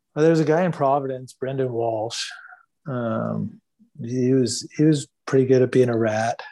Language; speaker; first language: English; native; English